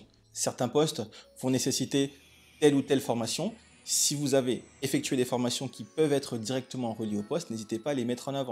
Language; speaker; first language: French; native; French